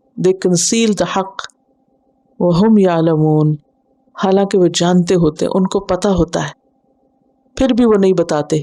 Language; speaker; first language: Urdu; native; Urdu